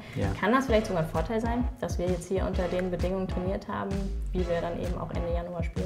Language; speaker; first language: German; native; German